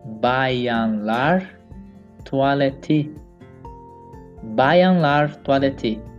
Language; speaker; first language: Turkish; non-native, learner; Portuguese